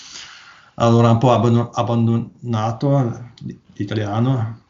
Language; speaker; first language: Italian; non-native, learner; Norwegian